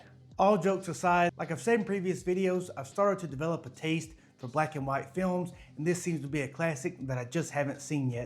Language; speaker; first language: English; native; English